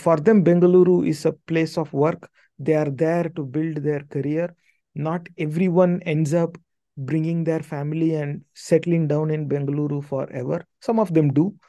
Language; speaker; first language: English; non-native, local second language; Tamil